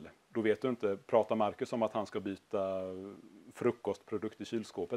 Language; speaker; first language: Swedish; native; Swedish